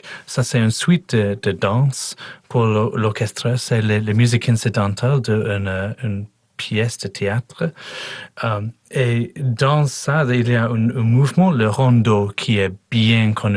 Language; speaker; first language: French; non-native, learner; English